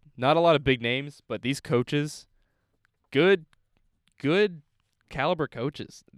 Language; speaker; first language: English; native; English